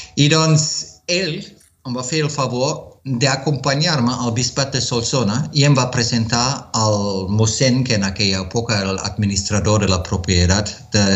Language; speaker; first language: Catalan; non-native, fluent; German